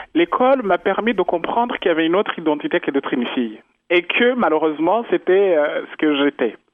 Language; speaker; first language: French; non-native, local second language; Kinyarwanda